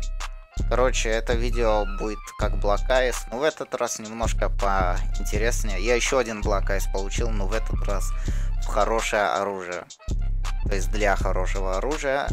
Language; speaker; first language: Russian; early bilingual, heritage; Russian